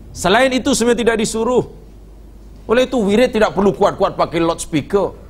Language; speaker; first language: Malay; native; Malay